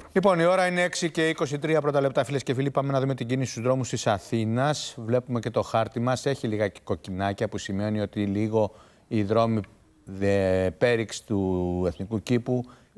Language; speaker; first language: Greek; native; Greek